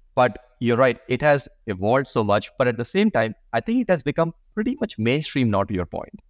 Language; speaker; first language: English; non-native, local second language; Hindi